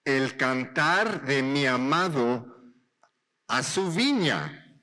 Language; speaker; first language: Spanish; non-native, learner; English